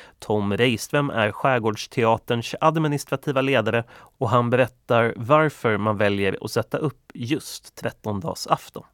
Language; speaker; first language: Swedish; native; Swedish